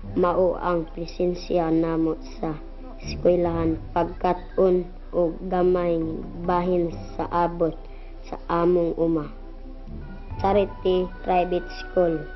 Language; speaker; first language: Cebuano; non-native, local second language; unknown